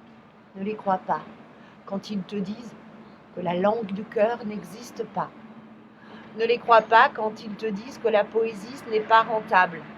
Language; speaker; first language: French; native; French